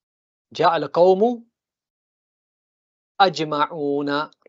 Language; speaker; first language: Arabic; non-native, fluent; English